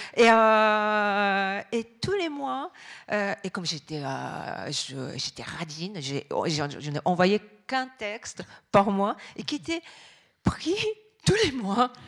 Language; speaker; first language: French; non-native, fluent; Japanese